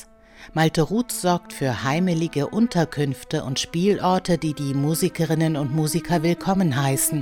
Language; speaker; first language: German; native; German